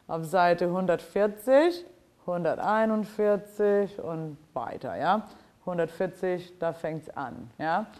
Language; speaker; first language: German; non-native, fluent; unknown